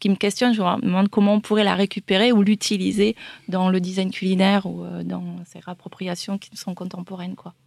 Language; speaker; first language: French; native; French